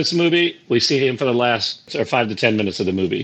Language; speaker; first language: English; native; English